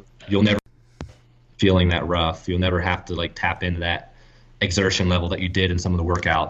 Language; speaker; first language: English; native; English